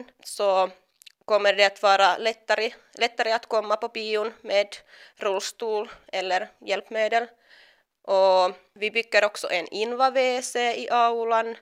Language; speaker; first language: Swedish; non-native, local second language; Finnish